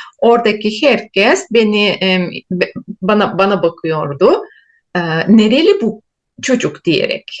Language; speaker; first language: Turkish; non-native, fluent; Chuvash